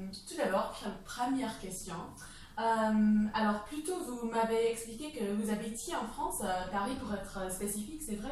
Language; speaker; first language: French; non-native, fluent; English